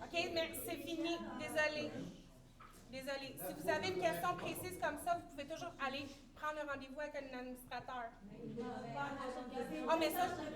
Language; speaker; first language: French; native; French